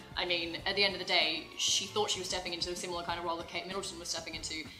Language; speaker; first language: English; native; English